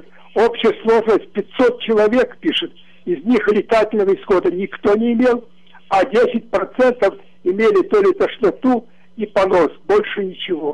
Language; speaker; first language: Russian; native; Russian